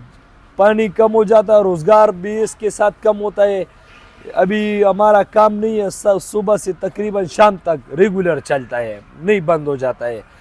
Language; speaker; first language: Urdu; non-native, local second language; Pashto